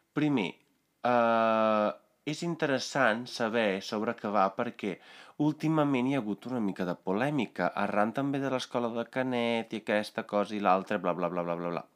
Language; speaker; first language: Catalan; non-native, fluent; Italian